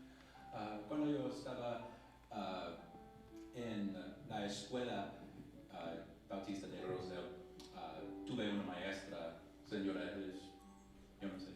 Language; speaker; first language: Spanish; non-native, learner; English